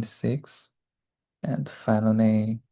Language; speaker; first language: English; non-native, learner; Chinese